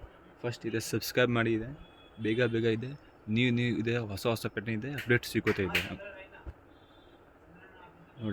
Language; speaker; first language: Kannada; non-native, local second language; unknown